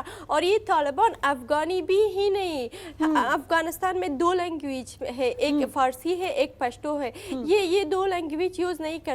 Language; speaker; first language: Hindi; non-native, learner; Persian